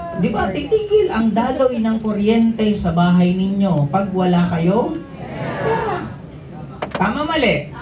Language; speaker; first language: Filipino; non-native, local second language; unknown